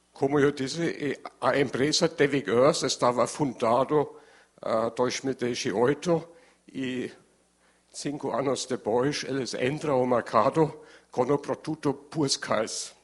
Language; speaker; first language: Portuguese; non-native, learner; German